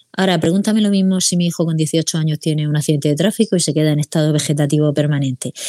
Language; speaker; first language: Spanish; native; Spanish